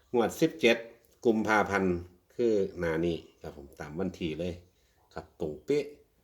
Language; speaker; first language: Thai; native; Thai